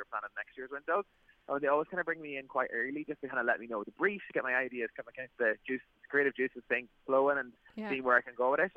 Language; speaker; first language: English; native; English